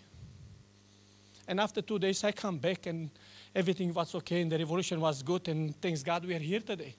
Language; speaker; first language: English; non-native, learner; Romanian